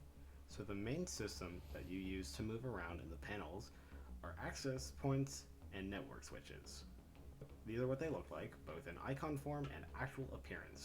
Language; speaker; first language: English; native; English